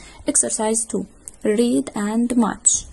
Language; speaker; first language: English; non-native, fluent; Arabic